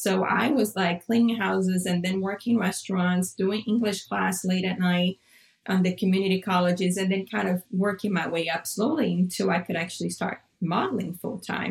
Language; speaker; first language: English; non-native, fluent; Portuguese